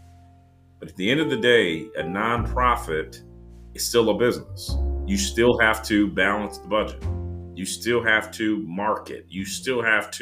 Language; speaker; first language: English; native; English